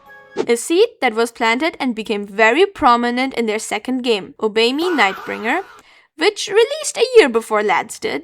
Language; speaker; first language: English; native; English